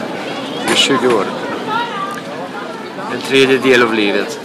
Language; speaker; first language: Swedish; non-native, learner; Lithuanian